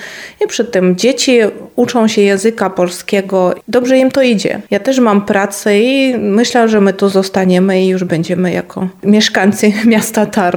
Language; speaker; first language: Polish; non-native, fluent; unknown